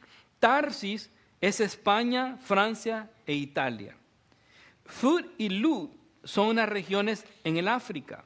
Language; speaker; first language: Spanish; native; Spanish